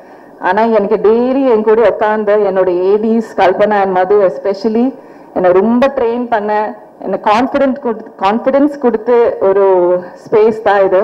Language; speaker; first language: Tamil; non-native, fluent; Malayalam